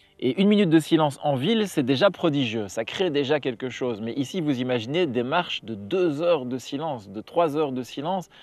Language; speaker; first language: French; native; French